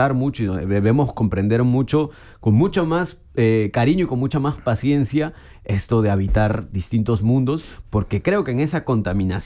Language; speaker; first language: Spanish; native; Spanish